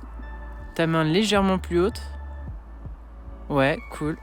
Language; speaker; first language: French; native; French